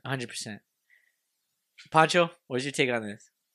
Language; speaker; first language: English; early bilingual, other home language; Spanish